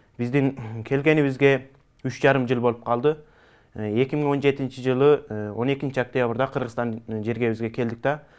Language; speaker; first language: Kyrgyz; early bilingual, heritage; Kyrgyz